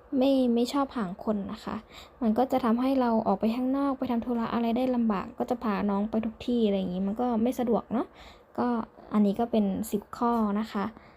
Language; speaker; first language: Thai; native; Thai